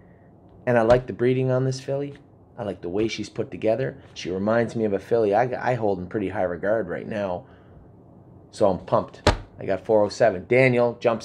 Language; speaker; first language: English; native; English